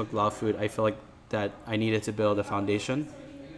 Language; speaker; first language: English; native; English